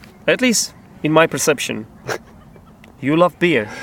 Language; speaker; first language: English; non-native, fluent; Czech